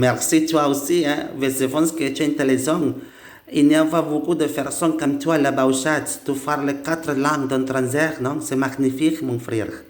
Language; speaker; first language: French; non-native, learner; Indonesian